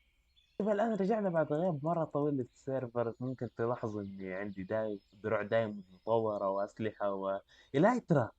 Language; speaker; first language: Arabic; native; Arabic